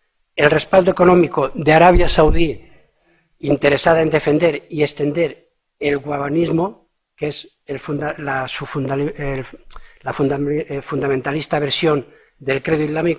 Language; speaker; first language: Spanish; native; Spanish